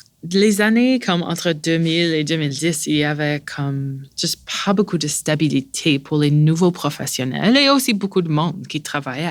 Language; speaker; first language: French; non-native, local second language; English